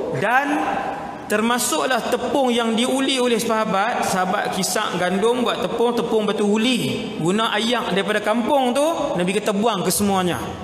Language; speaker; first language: Malay; native; Malay